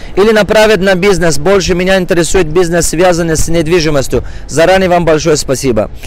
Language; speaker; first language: Russian; non-native, local second language; Tajik